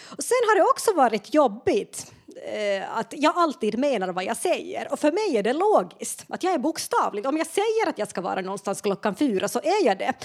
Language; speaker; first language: Swedish; non-native, local second language; Finnish